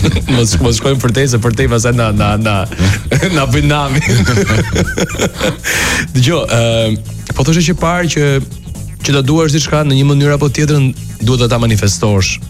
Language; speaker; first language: Albanian; native; Albanian